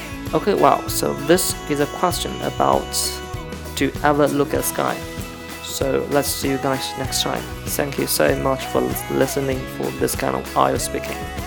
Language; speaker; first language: English; non-native, fluent; Chinese